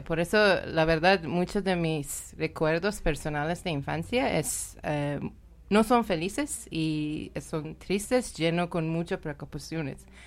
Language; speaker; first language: Spanish; non-native, learner; Persian